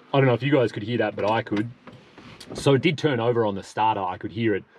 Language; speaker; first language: English; native; English